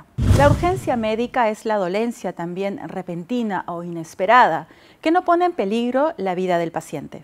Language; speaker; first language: Spanish; native; Spanish